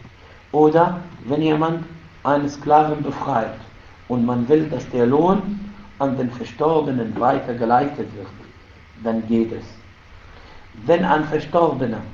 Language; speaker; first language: German; non-native, fluent; Arabic